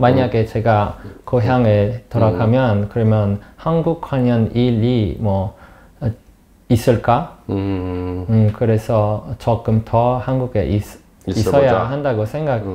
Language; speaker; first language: Korean; non-native, fluent; English